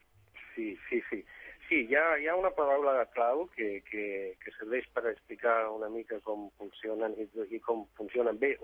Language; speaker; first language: Catalan; non-native, fluent; Italian